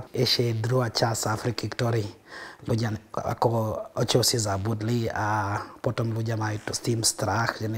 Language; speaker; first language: Slovak; non-native, fluent; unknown